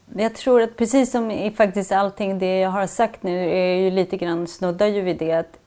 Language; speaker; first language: Swedish; native; Swedish